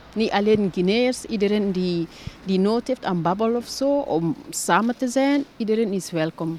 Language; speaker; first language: Dutch; non-native, fluent; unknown